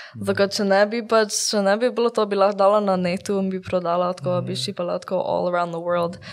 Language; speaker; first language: Slovenian; early bilingual, heritage; English